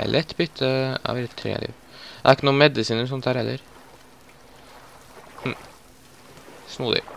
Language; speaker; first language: Norwegian; native; Norwegian